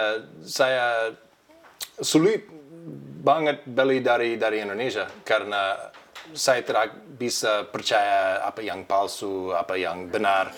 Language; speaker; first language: Indonesian; non-native, learner; English